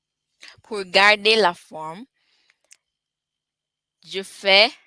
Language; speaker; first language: French; non-native, learner; English